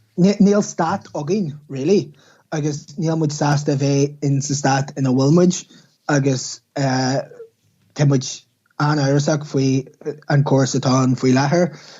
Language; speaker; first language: Irish; non-native, local second language; English